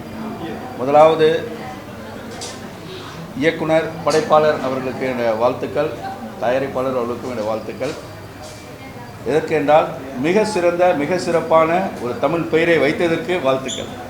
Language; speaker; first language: Tamil; native; Tamil